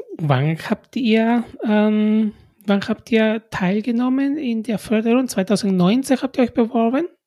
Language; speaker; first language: German; non-native, fluent; Spanish